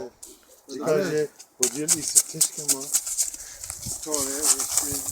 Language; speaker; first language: Czech; native; Czech